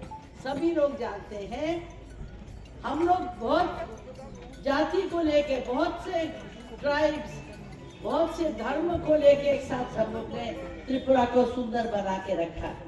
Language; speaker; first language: Hindi; non-native, local second language; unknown